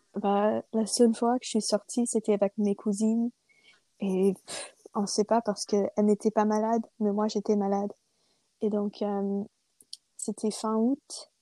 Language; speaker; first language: French; non-native, fluent; English